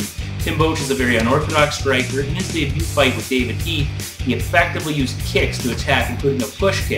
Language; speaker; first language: English; native; English